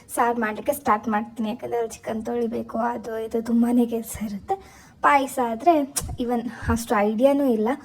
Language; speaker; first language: Kannada; native; Kannada